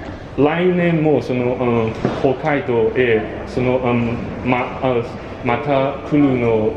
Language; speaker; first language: Japanese; non-native, learner; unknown